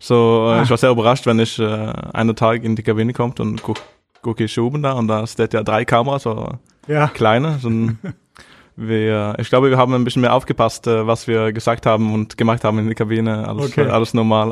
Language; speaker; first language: German; non-native, fluent; Norwegian